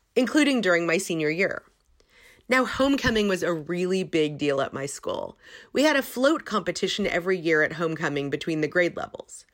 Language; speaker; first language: English; native; English